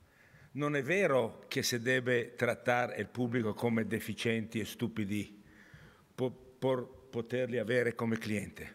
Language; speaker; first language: Spanish; non-native, learner; Italian